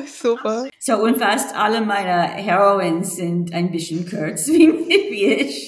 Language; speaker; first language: German; non-native, learner; English